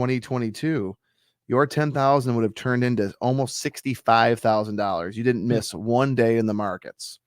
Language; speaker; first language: English; native; English